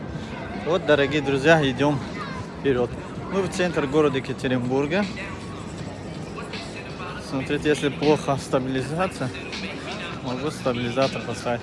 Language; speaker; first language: Russian; non-native, fluent; Tajik